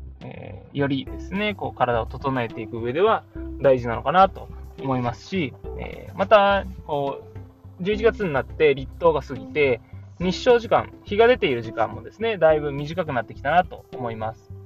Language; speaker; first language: Japanese; native; Japanese